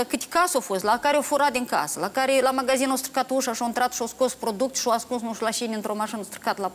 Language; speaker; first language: Romanian; native; Romanian